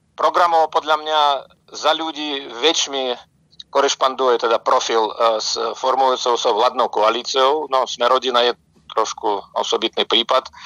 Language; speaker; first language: Slovak; non-native, fluent; Russian